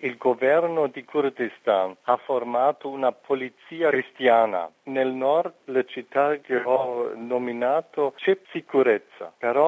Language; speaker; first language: Italian; non-native, fluent; German